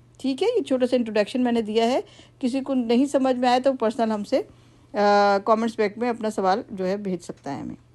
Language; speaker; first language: Urdu; native; Urdu